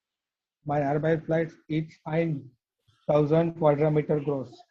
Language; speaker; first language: German; non-native, learner; Gujarati